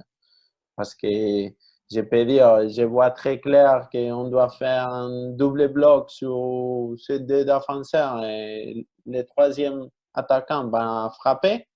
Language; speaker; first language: French; non-native, fluent; Spanish